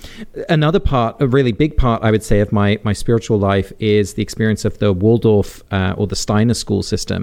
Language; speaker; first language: English; native; English